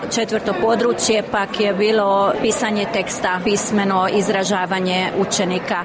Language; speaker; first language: Croatian; early bilingual, heritage; Croatian